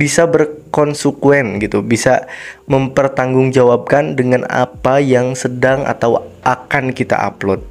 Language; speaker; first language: Indonesian; native; Indonesian